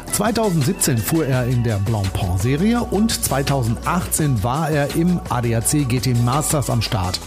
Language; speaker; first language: German; native; German